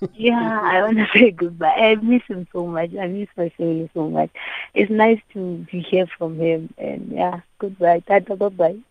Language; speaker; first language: English; non-native, local second language; Xhosa